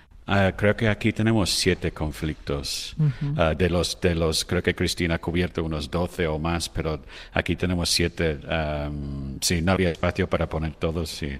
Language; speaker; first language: Spanish; non-native, fluent; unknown